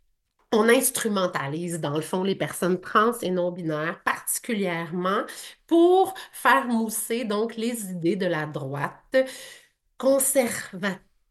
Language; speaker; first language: French; native; French